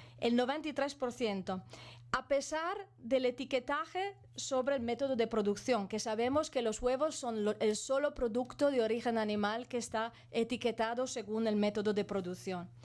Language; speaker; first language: Spanish; non-native, fluent; Italian